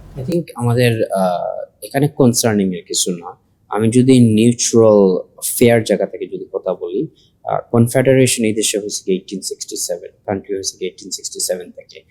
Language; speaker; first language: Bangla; early bilingual, heritage; Sylheti